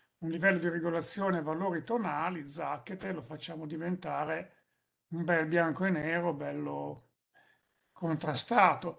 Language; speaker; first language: Italian; native; Italian